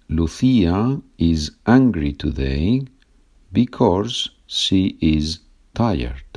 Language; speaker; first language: English; non-native, fluent; Spanish